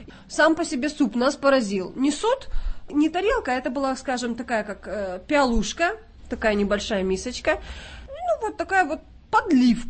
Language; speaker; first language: Russian; native; Russian